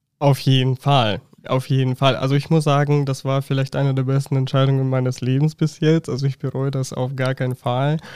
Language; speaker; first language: German; non-native, fluent; Russian